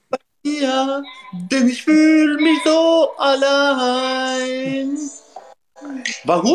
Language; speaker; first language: German; non-native, learner; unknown